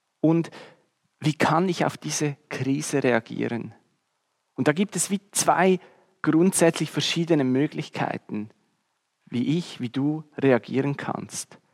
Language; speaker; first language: German; native; German